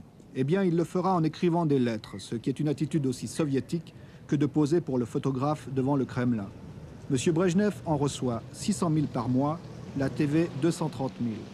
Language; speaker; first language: French; native; French